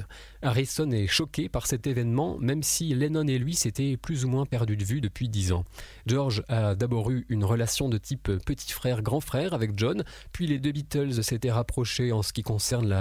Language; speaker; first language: French; native; French